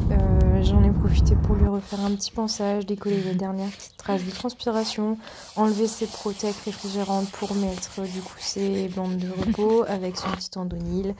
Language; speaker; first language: French; native; French